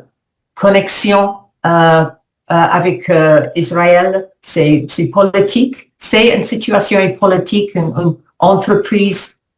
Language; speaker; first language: French; non-native, learner; English